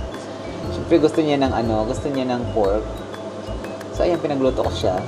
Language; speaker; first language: Filipino; native; Filipino